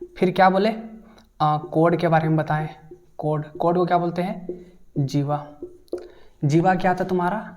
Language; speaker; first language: Hindi; native; Hindi